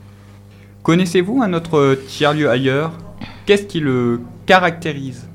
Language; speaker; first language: French; native; French